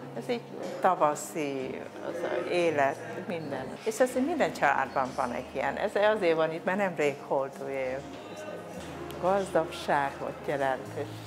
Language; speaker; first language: Hungarian; non-native, fluent; Vietnamese